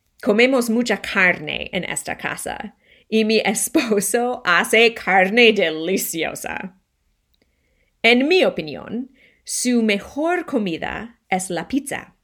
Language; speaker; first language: Spanish; non-native, fluent; English